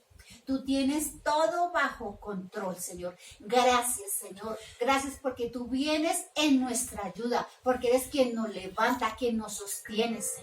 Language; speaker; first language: Spanish; native; Spanish